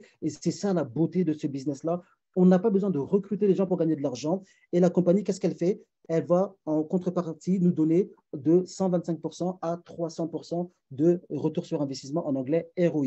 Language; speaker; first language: French; native; French